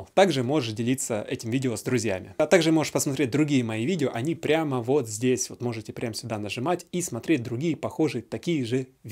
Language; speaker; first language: Russian; native; Russian